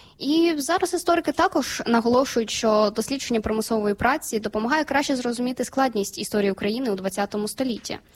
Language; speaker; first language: Ukrainian; native; Ukrainian